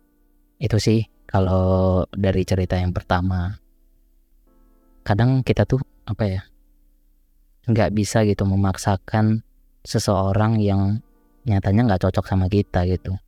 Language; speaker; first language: Indonesian; native; Indonesian